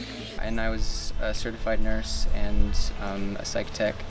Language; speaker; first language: English; native; English